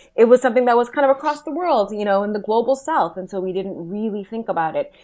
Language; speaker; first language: English; native; English